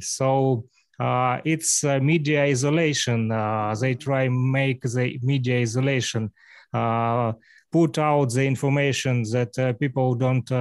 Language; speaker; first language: English; non-native, learner; Russian